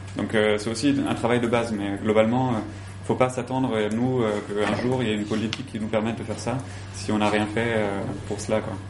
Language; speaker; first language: French; native; French